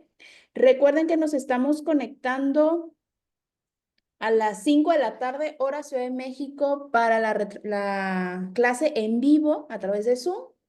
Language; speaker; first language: Spanish; native; Spanish